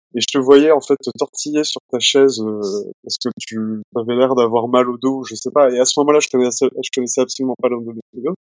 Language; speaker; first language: French; native; French